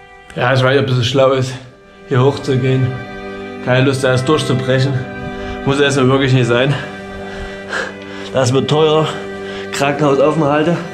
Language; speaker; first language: German; native; German